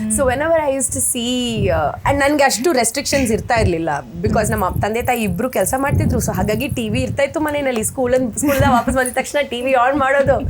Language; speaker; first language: Kannada; non-native, local second language; Tamil